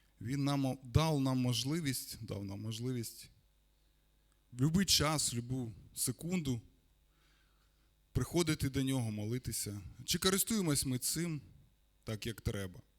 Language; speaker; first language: Ukrainian; non-native, local second language; Russian